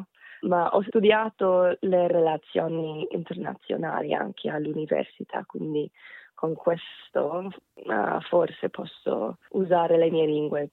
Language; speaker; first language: Italian; non-native, fluent; Korean